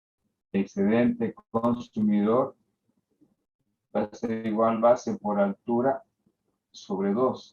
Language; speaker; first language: Spanish; native; Spanish